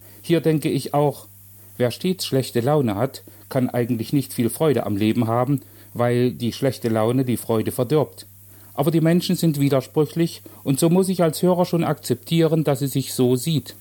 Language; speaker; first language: German; native; German